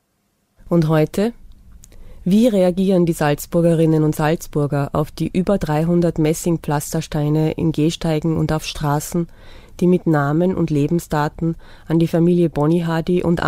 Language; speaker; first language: German; native; German